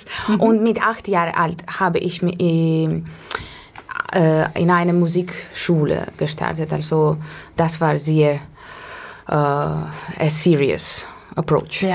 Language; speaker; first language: German; non-native, learner; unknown